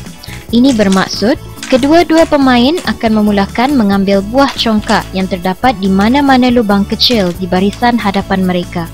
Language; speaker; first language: Malay; native; Malay